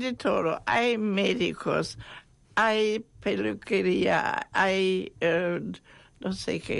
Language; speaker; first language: Spanish; non-native, fluent; German